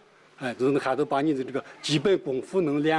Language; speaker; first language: Chinese; native; Chinese